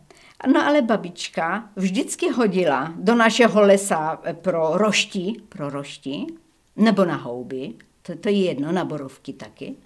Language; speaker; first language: Czech; early bilingual, heritage; Czech